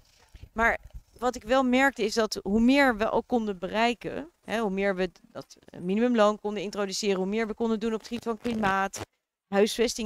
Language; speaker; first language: Dutch; native; Dutch